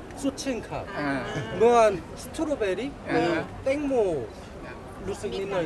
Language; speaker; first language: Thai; non-native, learner; Korean